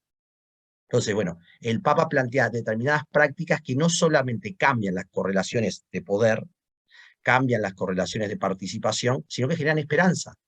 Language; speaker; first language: Spanish; native; Spanish